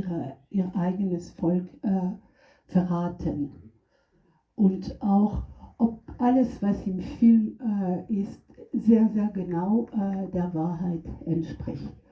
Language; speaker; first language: German; non-native, fluent; French